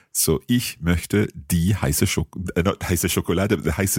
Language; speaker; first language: German; non-native, learner; English